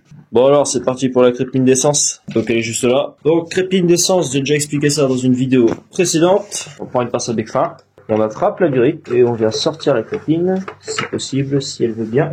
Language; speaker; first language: French; native; French